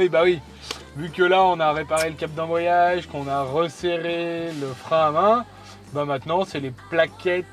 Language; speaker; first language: French; native; French